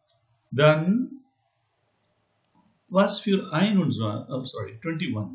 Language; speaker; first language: German; non-native, learner; Hindi